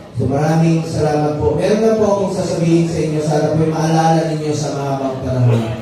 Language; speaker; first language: Filipino; non-native, local second language; Cebuano